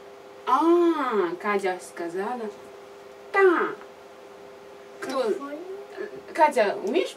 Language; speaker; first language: Russian; non-native, learner; Chinese